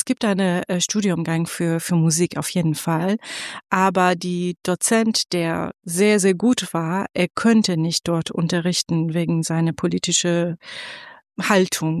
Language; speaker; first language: German; non-native, fluent; Persian